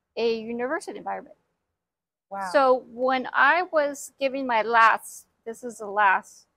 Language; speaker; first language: English; native; English